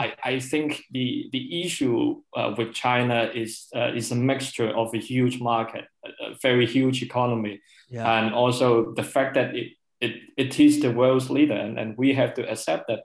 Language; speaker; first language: English; non-native, local second language; Cantonese